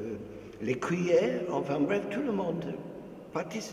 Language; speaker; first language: French; non-native, fluent; English